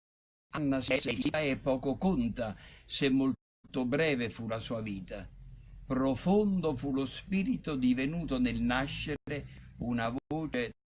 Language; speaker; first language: Italian; native; Italian